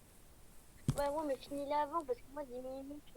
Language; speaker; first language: French; native; French